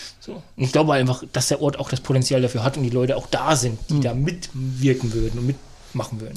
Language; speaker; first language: German; native; German